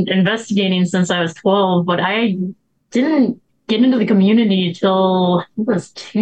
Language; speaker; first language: English; native; English